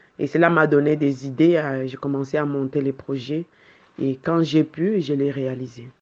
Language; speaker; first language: French; non-native, local second language; Lingala